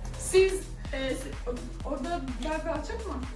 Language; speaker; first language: Turkish; non-native, learner; English